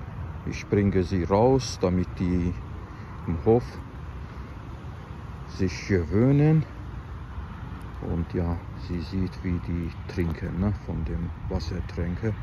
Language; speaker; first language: German; non-native, fluent; Azerbaijani